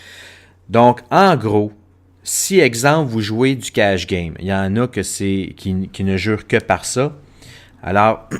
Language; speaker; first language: French; native; French